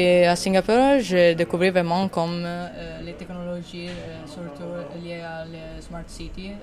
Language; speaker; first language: French; non-native, fluent; Italian